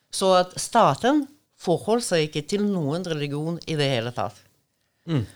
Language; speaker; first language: Norwegian; non-native, fluent; Russian